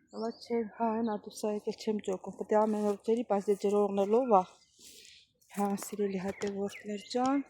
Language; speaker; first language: Armenian; native; Armenian